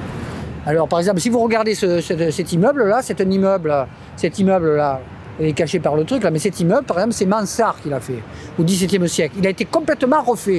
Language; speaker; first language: French; native; French